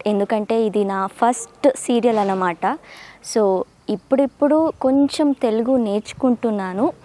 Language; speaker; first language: Telugu; non-native, learner; Kannada